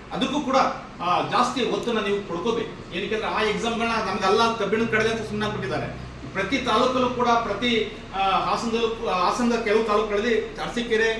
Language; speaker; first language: Kannada; native; Kannada